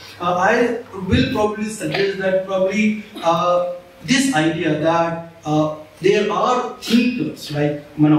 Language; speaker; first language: English; non-native, local second language; Marathi